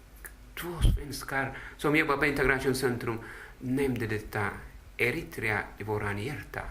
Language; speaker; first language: Swedish; non-native, fluent; Tigrinya